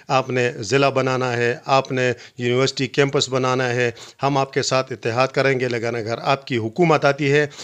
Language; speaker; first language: Urdu; non-native, local second language; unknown